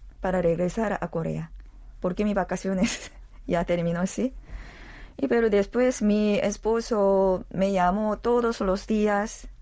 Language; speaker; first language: Spanish; non-native, learner; Korean